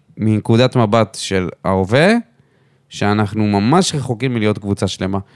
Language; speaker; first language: Hebrew; native; Hebrew